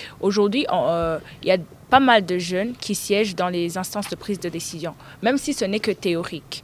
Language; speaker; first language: French; non-native, local second language; Rundi